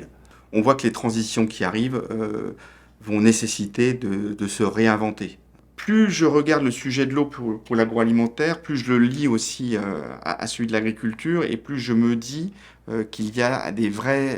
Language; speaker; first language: French; native; French